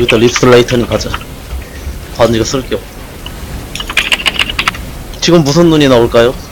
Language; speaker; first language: Korean; native; Korean